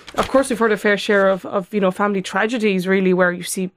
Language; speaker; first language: English; non-native, fluent; Lithuanian